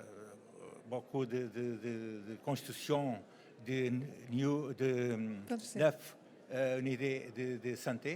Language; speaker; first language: French; non-native, learner; Portuguese